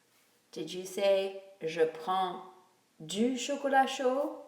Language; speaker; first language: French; non-native, fluent; English